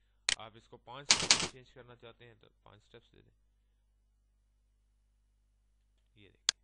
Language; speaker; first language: Urdu; native; Urdu